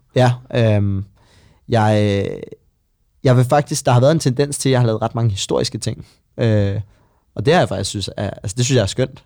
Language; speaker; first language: Danish; native; Danish